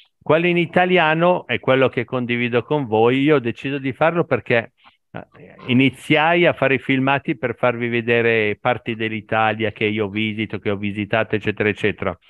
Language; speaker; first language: Italian; native; Italian